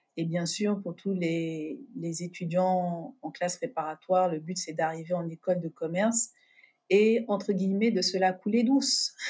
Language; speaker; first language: French; native; French